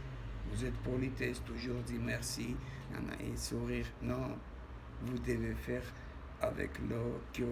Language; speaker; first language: French; non-native, learner; Armenian